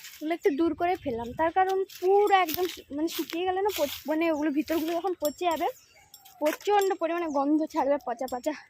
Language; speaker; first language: Bangla; non-native, local second language; Santali